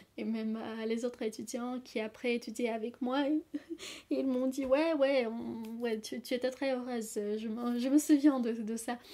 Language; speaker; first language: French; non-native, fluent; Russian